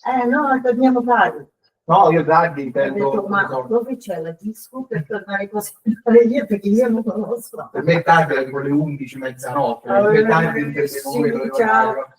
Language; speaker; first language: Italian; non-native, fluent; Portuguese